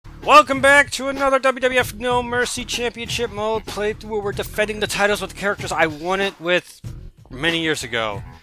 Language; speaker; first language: English; native; English